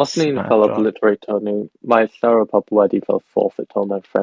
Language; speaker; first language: Welsh; non-native, local second language; English